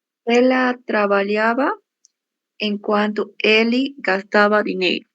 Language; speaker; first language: Portuguese; non-native, learner; Spanish